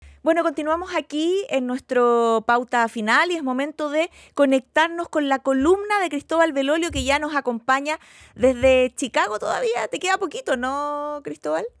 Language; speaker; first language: Spanish; native; Spanish